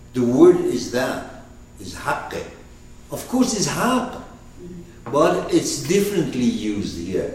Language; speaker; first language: English; non-native, fluent; Persian